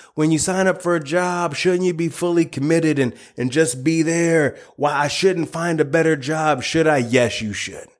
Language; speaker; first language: English; native; English